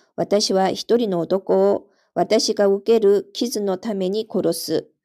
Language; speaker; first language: Japanese; non-native, fluent; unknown